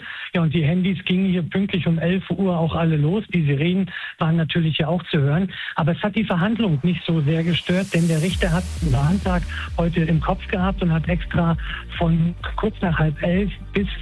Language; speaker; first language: German; native; German